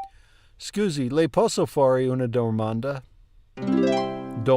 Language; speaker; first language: Italian; non-native, learner; English